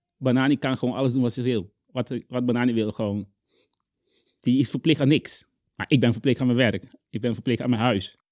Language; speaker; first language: Dutch; non-native, local second language; Papiamento